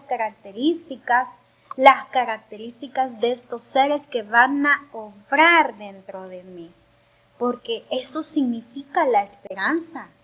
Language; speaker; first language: Spanish; native; Spanish